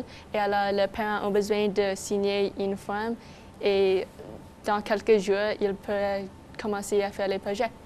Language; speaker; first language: French; non-native, local second language; English